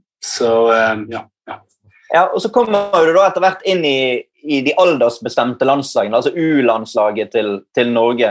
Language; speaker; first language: Norwegian; native; Norwegian